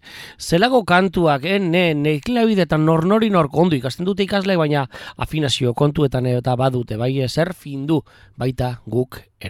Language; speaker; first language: Basque; native; Basque